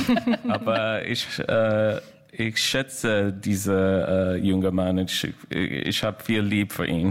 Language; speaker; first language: German; non-native, learner; English